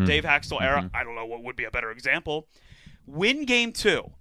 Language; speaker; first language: English; native; English